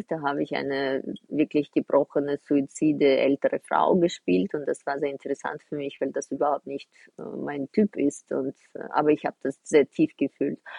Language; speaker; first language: German; non-native, fluent; Russian